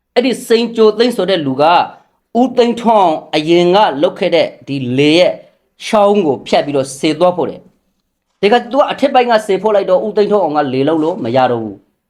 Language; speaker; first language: Burmese; non-native, local second language; Rohingya